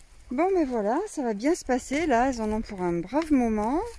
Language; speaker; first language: French; native; French